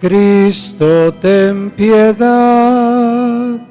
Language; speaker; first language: Spanish; native; Spanish